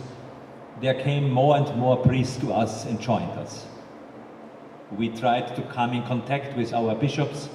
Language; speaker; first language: English; non-native, fluent; German